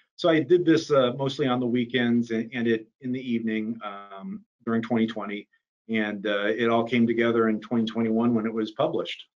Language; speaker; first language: English; native; English